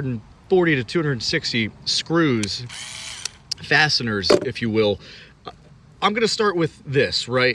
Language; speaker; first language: English; native; English